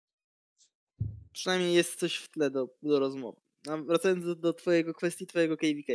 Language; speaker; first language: Polish; native; Polish